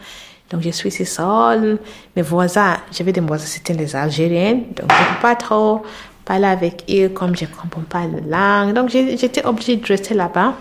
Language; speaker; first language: French; non-native, learner; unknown